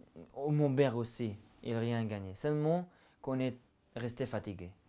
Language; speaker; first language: French; non-native, learner; Arabic